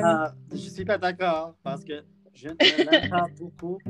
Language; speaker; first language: French; non-native, learner; English